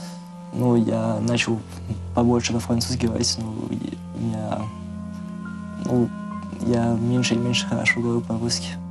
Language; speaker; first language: Russian; early bilingual, heritage; Russian